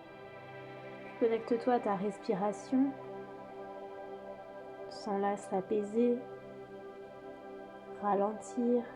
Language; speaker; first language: French; native; French